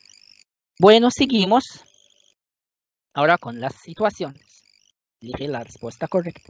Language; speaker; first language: Spanish; non-native, fluent; Arabic